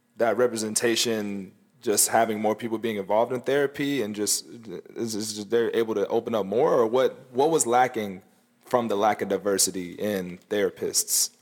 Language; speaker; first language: English; native; English